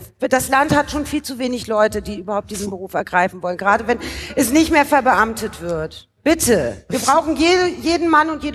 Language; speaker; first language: German; native; German